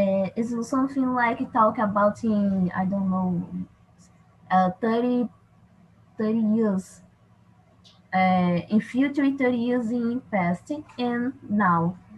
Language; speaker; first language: English; non-native, learner; Portuguese